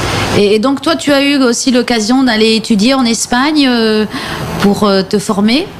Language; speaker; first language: French; native; French